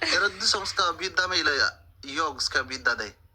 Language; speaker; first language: Swedish; non-native, fluent; Tigrinya